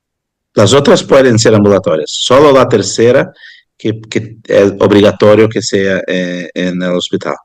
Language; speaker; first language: Spanish; non-native, fluent; Portuguese